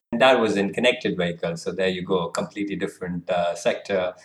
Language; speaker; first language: English; non-native, local second language; Hindi